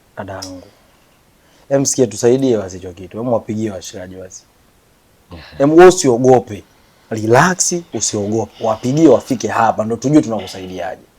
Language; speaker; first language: Swahili; native; Swahili